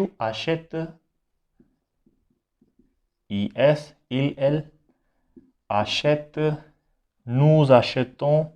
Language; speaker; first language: French; non-native, fluent; Hindi